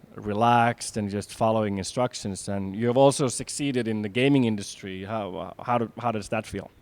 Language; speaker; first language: English; non-native, fluent; Finnish